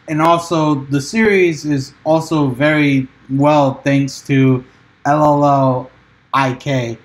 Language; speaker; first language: English; native; English